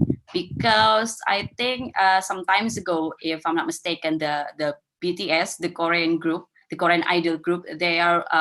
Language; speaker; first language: English; non-native, fluent; Indonesian